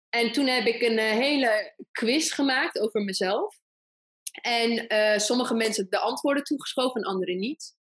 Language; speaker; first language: Dutch; early bilingual, other home language; Persian